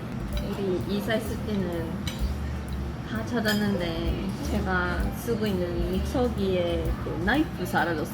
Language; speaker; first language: Korean; non-native, fluent; Swedish